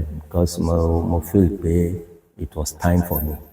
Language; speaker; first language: English; non-native, local second language; Yoruba